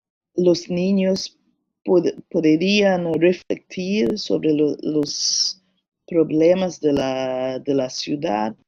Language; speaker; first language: Spanish; non-native, learner; English